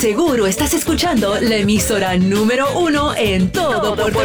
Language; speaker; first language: Spanish; native; Spanish